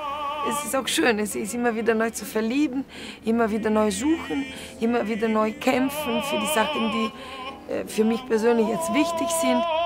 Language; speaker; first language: German; non-native, fluent; Bulgarian